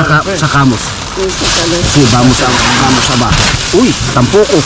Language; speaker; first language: Spanish; non-native, learner; Filipino